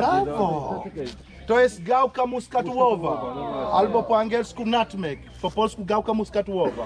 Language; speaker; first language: Polish; non-native, learner; Swahili